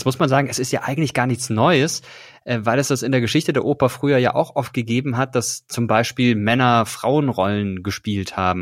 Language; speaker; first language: German; native; German